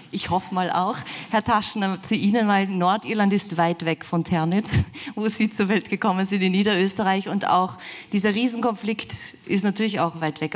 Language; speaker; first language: German; native; German